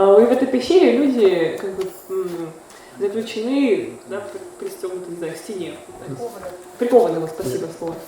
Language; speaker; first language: Russian; native; Russian